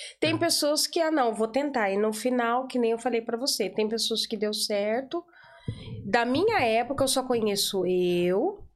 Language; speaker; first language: Portuguese; native; Portuguese